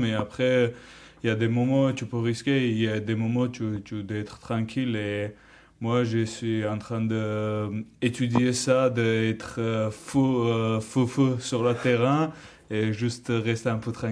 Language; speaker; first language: French; non-native, learner; Georgian